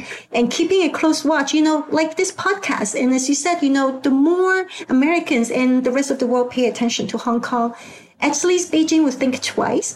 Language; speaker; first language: English; non-native, local second language; Cantonese